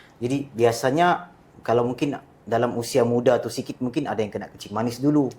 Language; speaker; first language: Malay; native; Malay